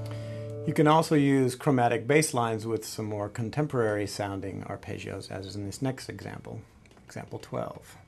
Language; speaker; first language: English; native; English